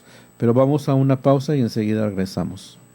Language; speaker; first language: Spanish; native; Spanish